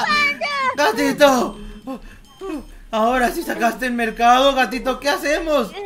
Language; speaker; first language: Spanish; native; Spanish